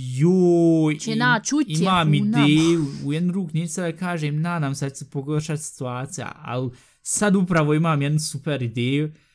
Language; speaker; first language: Bosnian; early bilingual, heritage; Bosnian